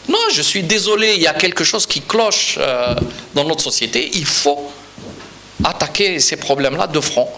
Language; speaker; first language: French; non-native, local second language; Arabic